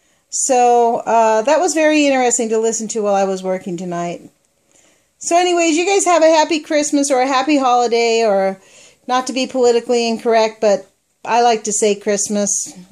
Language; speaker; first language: English; native; English